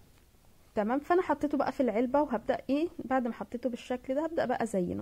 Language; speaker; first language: Arabic; native; Arabic